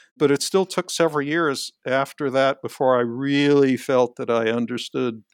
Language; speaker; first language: English; native; English